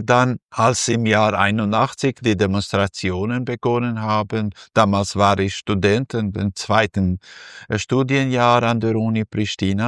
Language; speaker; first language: German; non-native, fluent; Albanian